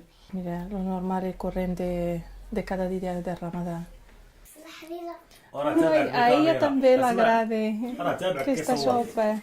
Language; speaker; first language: Catalan; non-native, fluent; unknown